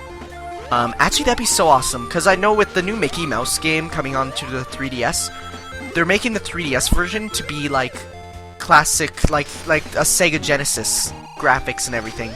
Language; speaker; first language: English; native; English